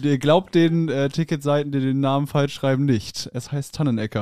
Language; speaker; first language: German; native; German